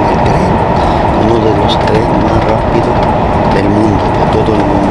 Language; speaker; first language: Spanish; non-native, fluent; Korean